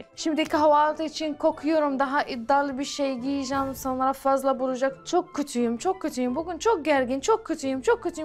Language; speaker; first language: Turkish; non-native, learner; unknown